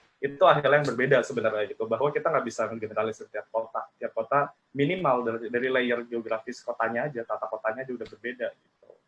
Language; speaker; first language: Indonesian; native; Indonesian